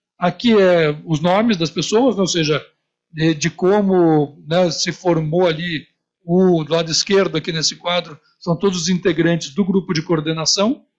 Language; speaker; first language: Portuguese; native; Portuguese